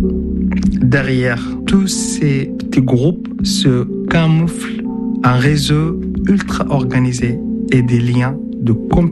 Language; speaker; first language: French; non-native, fluent; Arabic